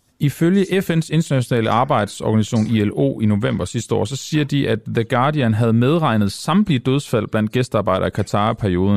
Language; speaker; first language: Danish; native; Danish